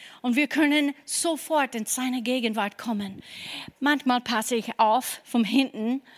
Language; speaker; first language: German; non-native, fluent; English